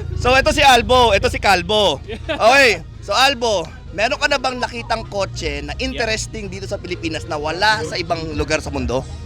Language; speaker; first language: Filipino; native; Filipino